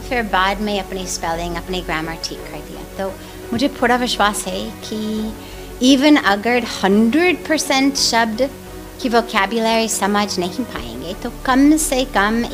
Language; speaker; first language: Hindi; non-native, fluent; English